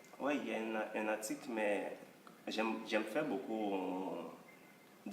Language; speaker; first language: French; non-native, local second language; Haitian Creole